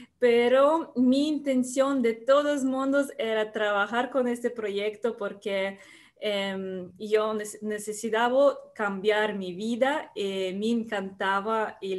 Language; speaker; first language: Spanish; non-native, learner; Russian